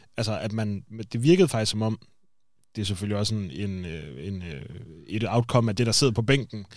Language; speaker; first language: Danish; native; Danish